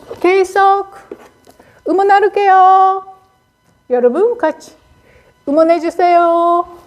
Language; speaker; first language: Korean; non-native, learner; Japanese